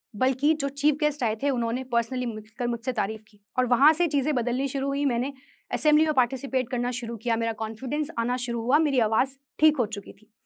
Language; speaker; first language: Hindi; native; Hindi